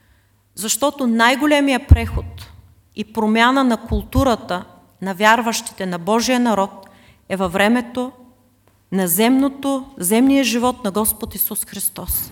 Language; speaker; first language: Bulgarian; native; Bulgarian